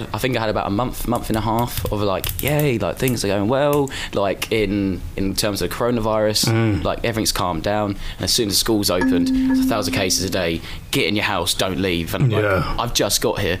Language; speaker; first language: English; native; English